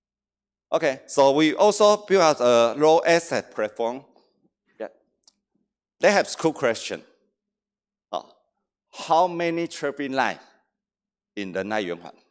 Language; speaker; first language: English; non-native, learner; Chinese